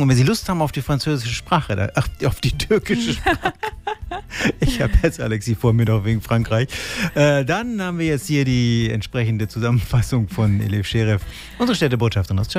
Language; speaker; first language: German; native; German